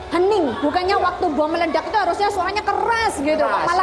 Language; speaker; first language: Indonesian; native; Indonesian